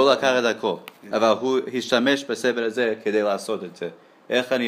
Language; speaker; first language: Hebrew; non-native, learner; English